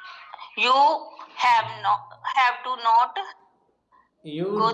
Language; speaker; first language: English; non-native, learner; Punjabi